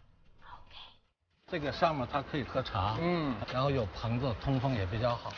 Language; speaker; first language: Chinese; native; Chinese